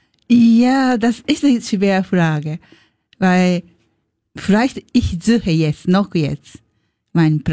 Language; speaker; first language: German; non-native, learner; Japanese